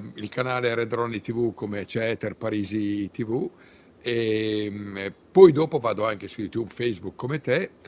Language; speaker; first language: Italian; native; Italian